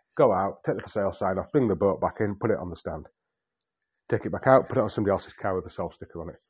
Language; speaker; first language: English; native; English